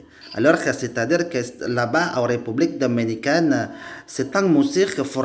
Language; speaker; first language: French; non-native, learner; Indonesian